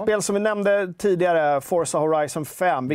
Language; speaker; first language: Swedish; native; Swedish